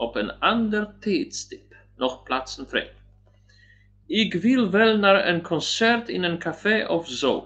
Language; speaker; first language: Dutch; non-native, learner; Polish